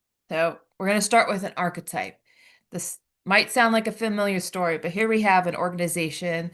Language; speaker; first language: English; native; English